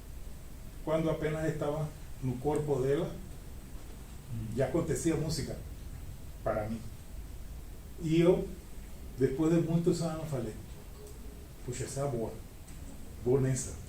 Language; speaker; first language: Portuguese; non-native, fluent; Spanish